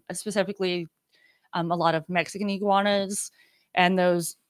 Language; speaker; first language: English; native; English